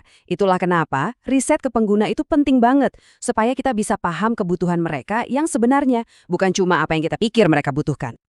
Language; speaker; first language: Indonesian; native; Indonesian